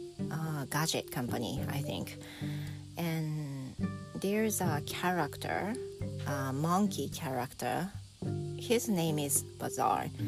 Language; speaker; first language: English; non-native, fluent; Japanese